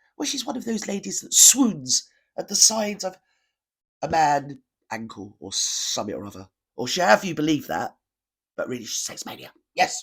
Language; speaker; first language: English; native; English